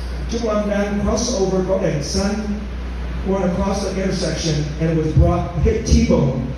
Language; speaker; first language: English; early bilingual, other home language; Vietnamese